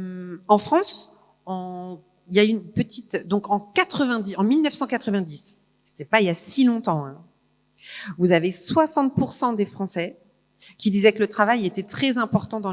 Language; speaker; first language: French; native; French